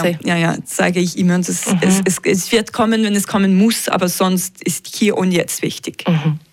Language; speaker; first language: German; non-native, local second language; French